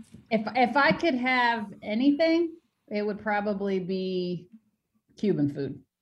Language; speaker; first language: English; early bilingual, other home language; Spanish